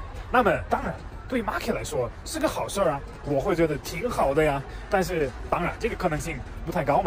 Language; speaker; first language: Chinese; non-native, fluent; German